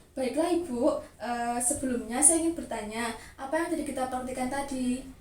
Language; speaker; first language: Indonesian; native; Indonesian